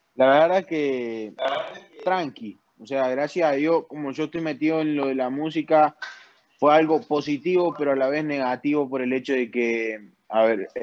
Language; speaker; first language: Spanish; native; Spanish